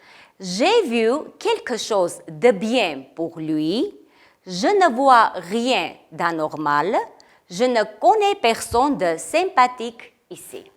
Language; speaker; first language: French; non-native, fluent; Armenian